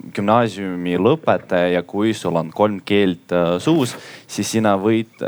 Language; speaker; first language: Estonian; non-native, local second language; Russian